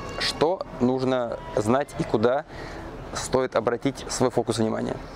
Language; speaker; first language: Russian; native; Russian